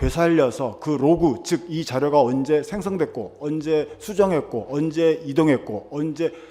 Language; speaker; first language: Korean; native; Korean